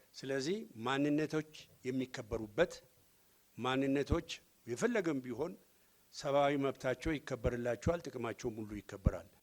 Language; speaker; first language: Amharic; non-native, local second language; Oromo